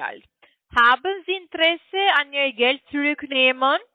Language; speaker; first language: German; non-native, learner; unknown